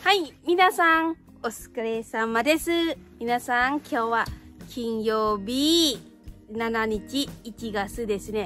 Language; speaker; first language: Japanese; non-native, learner; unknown